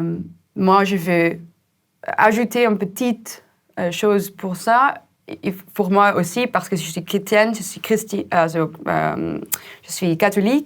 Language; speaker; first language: French; non-native, fluent; Dutch